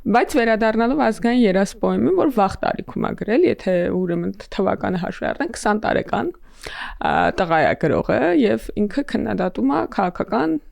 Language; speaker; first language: Armenian; native; Armenian